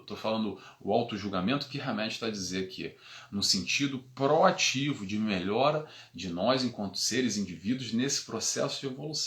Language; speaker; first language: Portuguese; native; Portuguese